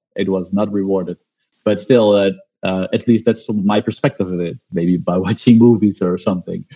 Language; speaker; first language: English; non-native, fluent; Dutch